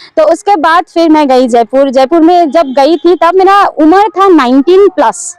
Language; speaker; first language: Hindi; non-native, local second language; Bangla